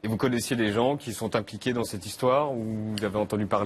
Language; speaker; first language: French; native; French